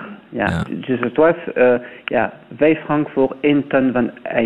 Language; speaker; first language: Dutch; non-native, local second language; French